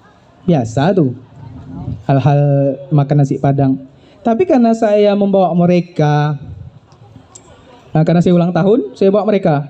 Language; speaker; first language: Indonesian; native; Indonesian